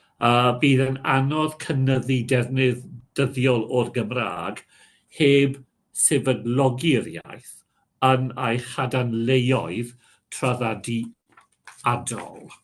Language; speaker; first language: Welsh; non-native, local second language; English